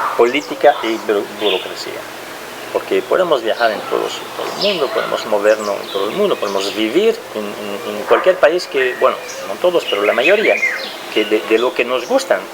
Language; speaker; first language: Spanish; non-native, fluent; French